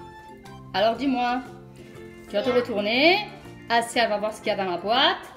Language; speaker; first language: French; native; French